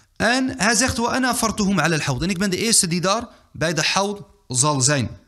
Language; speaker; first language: Dutch; early bilingual, other home language; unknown